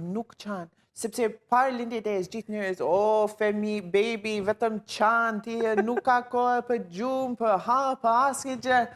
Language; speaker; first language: Albanian; non-native, learner; English